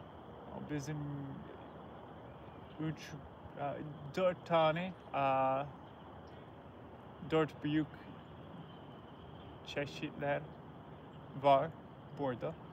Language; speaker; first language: Turkish; non-native, learner; English